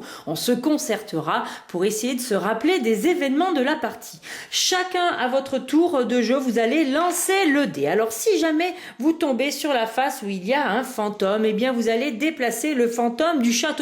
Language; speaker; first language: French; native; French